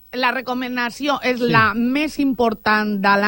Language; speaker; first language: Catalan; non-native, local second language; Spanish